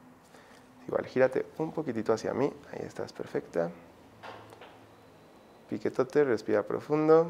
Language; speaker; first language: Spanish; native; Spanish